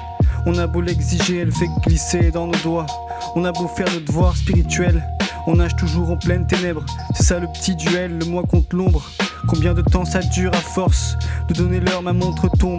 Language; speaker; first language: French; native; French